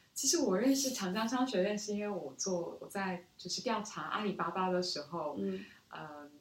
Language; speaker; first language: Chinese; early bilingual, other home language; Korean